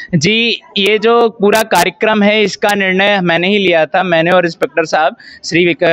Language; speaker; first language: Hindi; native; Hindi